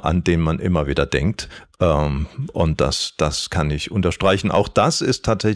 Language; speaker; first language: German; native; German